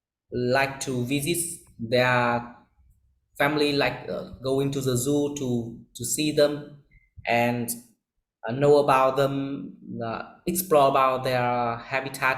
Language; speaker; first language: English; non-native, learner; Vietnamese